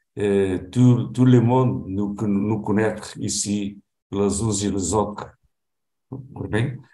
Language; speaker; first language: French; non-native, fluent; Portuguese